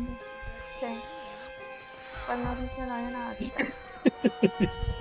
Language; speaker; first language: Spanish; native; Spanish